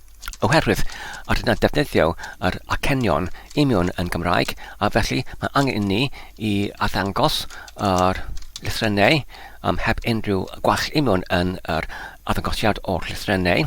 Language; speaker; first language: Welsh; non-native, learner; Polish